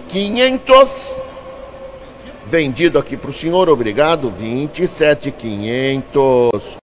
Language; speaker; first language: Portuguese; native; Portuguese